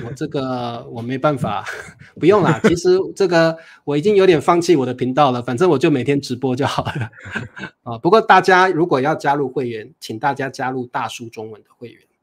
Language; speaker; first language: Chinese; native; Chinese